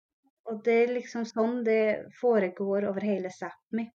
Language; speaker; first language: Norwegian; non-native, local second language; Northern Sami